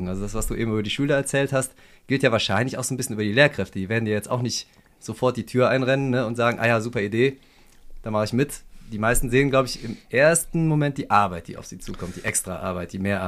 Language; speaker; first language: German; native; German